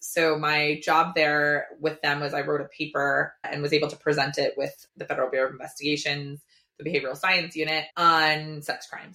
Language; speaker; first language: English; native; English